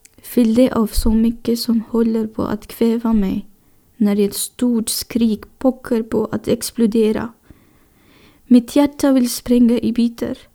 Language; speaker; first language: Swedish; non-native, fluent; Persian